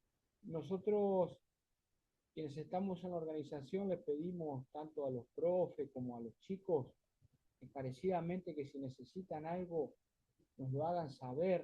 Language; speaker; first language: Spanish; native; Spanish